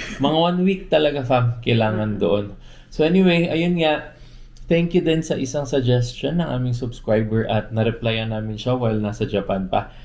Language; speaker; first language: Filipino; native; Filipino